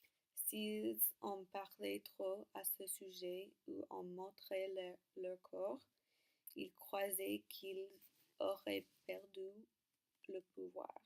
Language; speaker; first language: French; non-native, learner; English